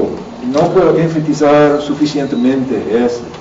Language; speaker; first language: Spanish; non-native, learner; English